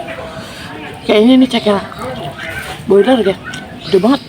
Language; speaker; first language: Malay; non-native, local second language; Sundanese